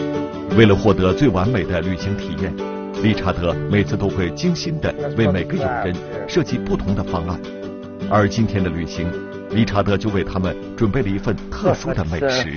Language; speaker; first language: Chinese; native; Chinese